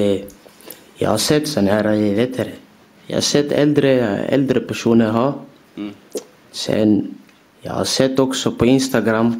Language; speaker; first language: Swedish; early bilingual, other home language; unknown